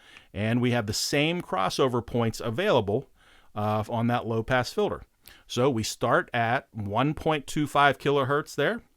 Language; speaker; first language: English; native; English